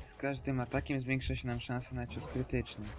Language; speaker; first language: Polish; native; Polish